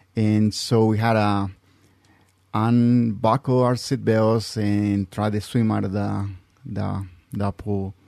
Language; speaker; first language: English; non-native, fluent; Spanish